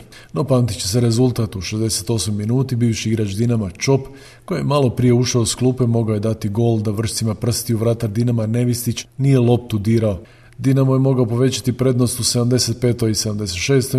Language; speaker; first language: Bosnian; native; Bosnian